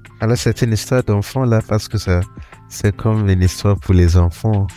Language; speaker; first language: French; non-native, learner; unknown